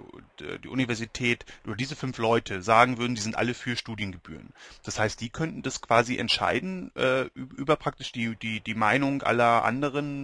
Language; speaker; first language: German; native; German